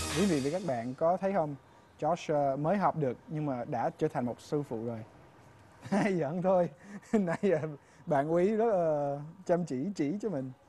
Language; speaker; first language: Vietnamese; non-native, fluent; English